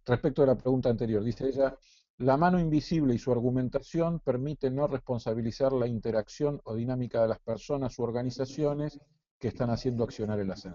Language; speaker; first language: Spanish; native; Spanish